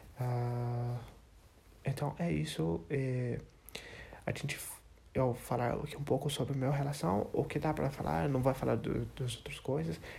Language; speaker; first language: Portuguese; non-native, learner; English